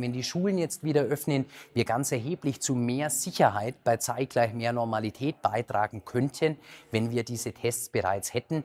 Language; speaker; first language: German; native; German